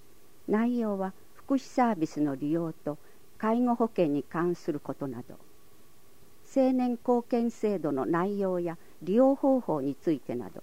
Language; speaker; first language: Japanese; native; Japanese